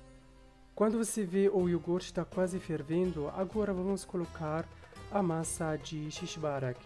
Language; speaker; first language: Portuguese; non-native, fluent; Arabic